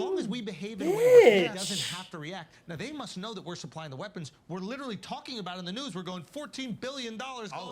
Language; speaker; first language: English; native; English